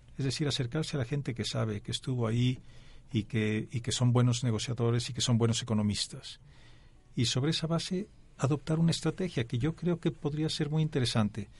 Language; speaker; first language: Spanish; native; Spanish